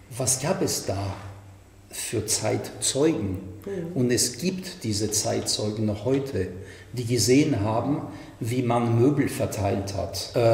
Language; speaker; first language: German; non-native, fluent; French